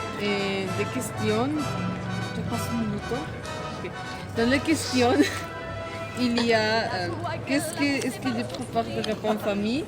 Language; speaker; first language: French; non-native, learner; Spanish